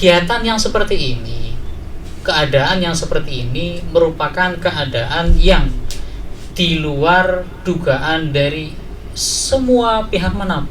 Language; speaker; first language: Indonesian; native; Indonesian